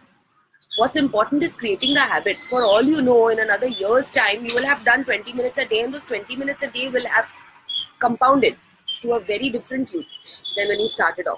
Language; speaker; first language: English; non-native, local second language; Hindi